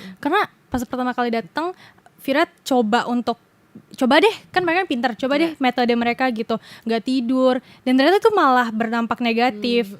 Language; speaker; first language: Indonesian; native; Indonesian